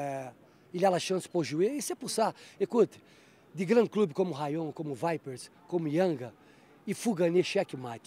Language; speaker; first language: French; non-native, fluent; Portuguese